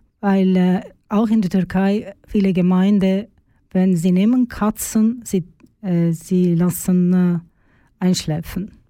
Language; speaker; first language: German; non-native, learner; Turkish